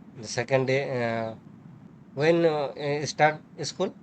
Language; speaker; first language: English; non-native, learner; Urdu